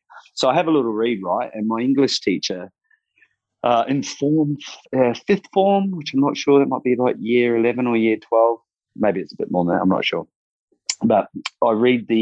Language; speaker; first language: English; native; English